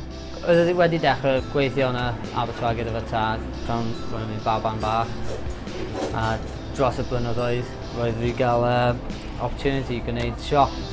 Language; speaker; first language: Welsh; non-native, local second language; English